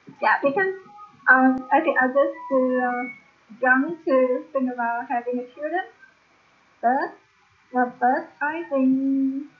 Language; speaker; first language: English; non-native, learner; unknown